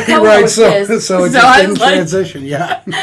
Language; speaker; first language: English; native; English